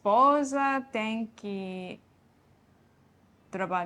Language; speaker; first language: Portuguese; non-native, learner; Japanese